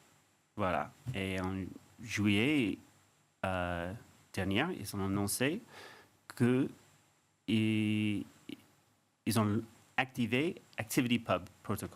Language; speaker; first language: French; non-native, fluent; English